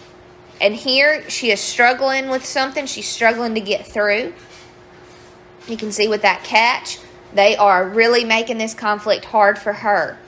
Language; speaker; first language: English; native; English